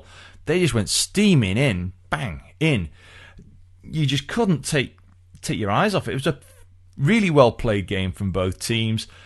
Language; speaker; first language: English; native; English